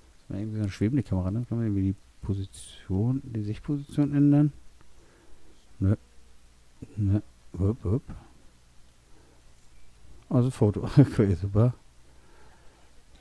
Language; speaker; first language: German; native; German